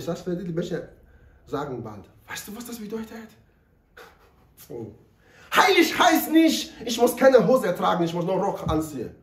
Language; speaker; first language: German; non-native, learner; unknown